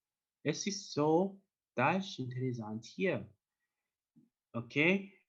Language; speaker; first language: German; non-native, learner; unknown